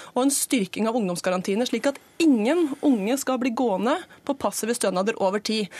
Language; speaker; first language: Norwegian; native; Norwegian